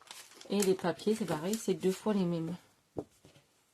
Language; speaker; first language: French; native; French